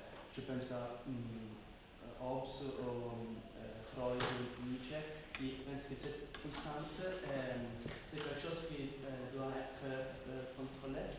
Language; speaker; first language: French; non-native, fluent; Italian